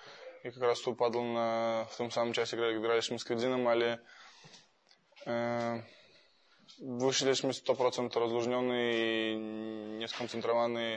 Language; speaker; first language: Polish; non-native, fluent; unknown